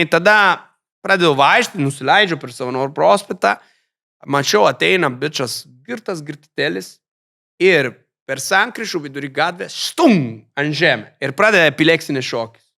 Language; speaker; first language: Lithuanian; non-native, fluent; Italian